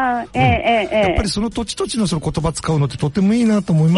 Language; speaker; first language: Japanese; native; Japanese